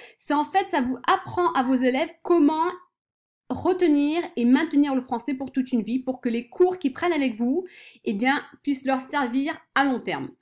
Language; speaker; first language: French; non-native, fluent; English